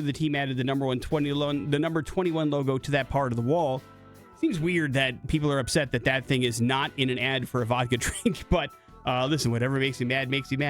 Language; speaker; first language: English; native; English